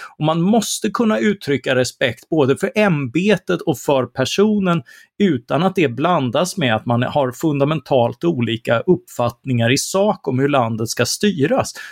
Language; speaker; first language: Swedish; native; Swedish